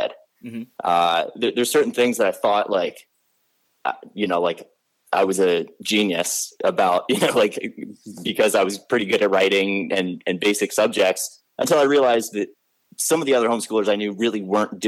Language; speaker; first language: English; native; English